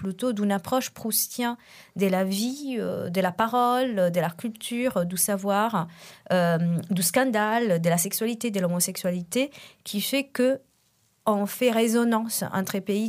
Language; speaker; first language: French; non-native, fluent; Italian